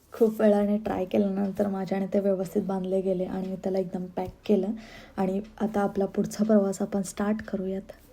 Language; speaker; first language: Marathi; native; Marathi